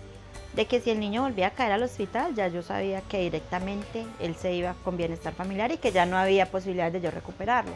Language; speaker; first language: Spanish; native; Spanish